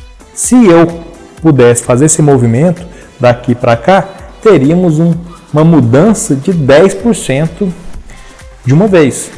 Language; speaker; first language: Portuguese; native; Portuguese